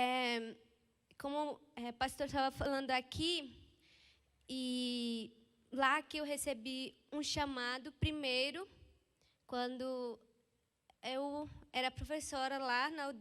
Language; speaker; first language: Portuguese; non-native, local second language; Ticuna